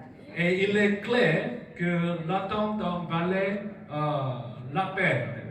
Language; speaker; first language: French; non-native, learner; Korean